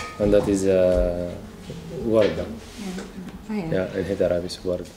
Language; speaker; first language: Dutch; non-native, learner; Arabic